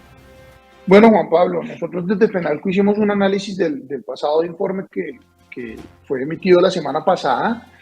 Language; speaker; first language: Spanish; native; Spanish